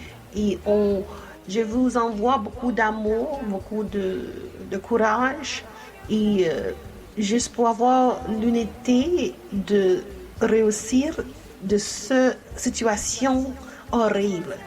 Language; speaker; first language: French; non-native, fluent; English